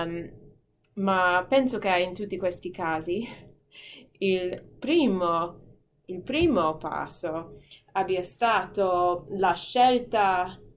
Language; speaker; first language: Italian; non-native, fluent; English